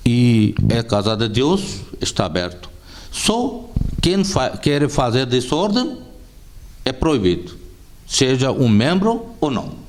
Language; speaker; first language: Portuguese; non-native, fluent; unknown